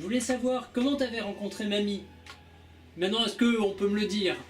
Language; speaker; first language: French; native; French